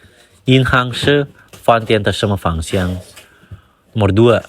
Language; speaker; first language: Chinese; non-native, fluent; Indonesian